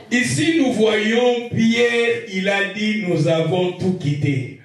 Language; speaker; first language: French; non-native, local second language; Lingala